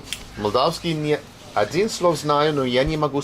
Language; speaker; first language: Russian; non-native, learner; English